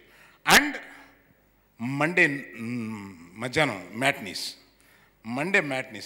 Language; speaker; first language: Telugu; native; Telugu